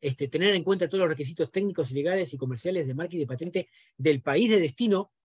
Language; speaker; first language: Spanish; native; Spanish